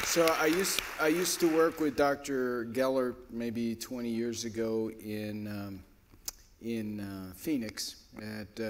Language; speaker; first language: English; native; English